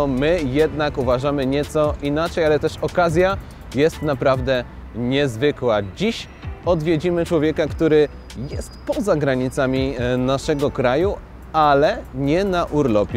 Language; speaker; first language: Polish; native; Polish